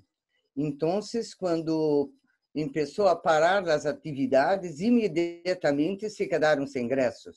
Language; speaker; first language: Spanish; non-native, fluent; Portuguese